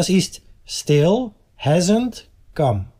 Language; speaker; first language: German; non-native, fluent; Dutch